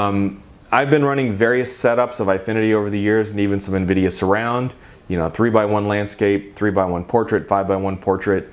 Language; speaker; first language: English; native; English